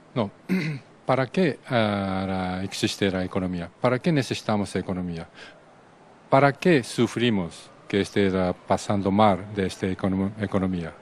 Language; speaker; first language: Spanish; non-native, learner; Japanese